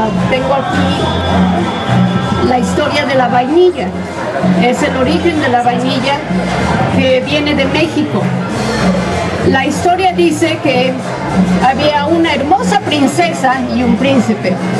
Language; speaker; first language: Spanish; native; Spanish